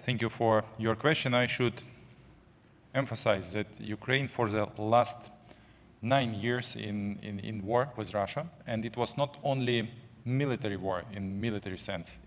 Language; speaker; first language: English; non-native, fluent; Ukrainian